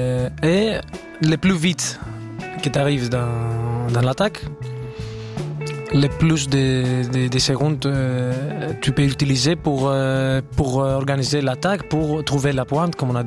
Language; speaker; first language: French; non-native, fluent; Greek